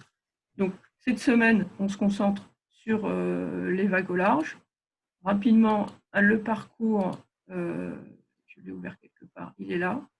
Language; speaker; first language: French; native; French